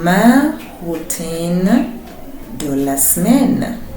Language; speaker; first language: French; non-native, fluent; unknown